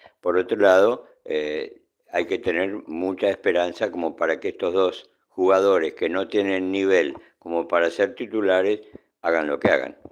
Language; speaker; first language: Spanish; native; Spanish